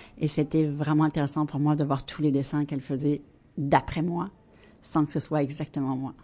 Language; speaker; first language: French; native; French